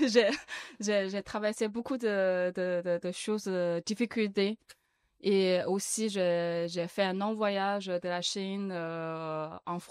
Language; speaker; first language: French; non-native, learner; Chinese